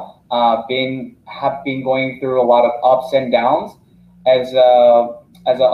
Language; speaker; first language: English; non-native, fluent; Korean